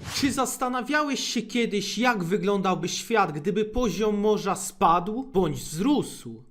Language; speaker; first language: Polish; native; Polish